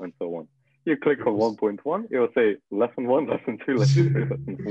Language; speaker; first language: English; non-native, fluent; Russian